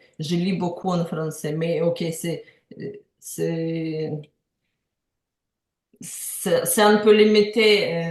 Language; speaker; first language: French; non-native, learner; Ukrainian